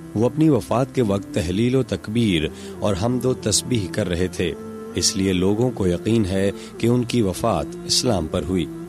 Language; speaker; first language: Urdu; non-native, local second language; Punjabi